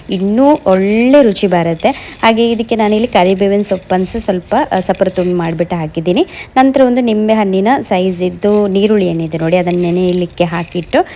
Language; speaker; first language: Kannada; non-native, local second language; Konkani